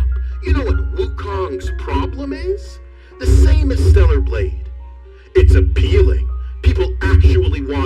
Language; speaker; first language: English; native; English